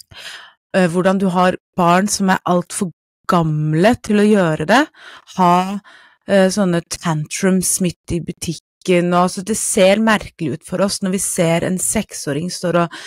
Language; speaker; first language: Norwegian; non-native, fluent; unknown